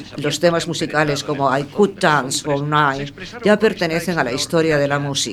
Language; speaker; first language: Spanish; native; Spanish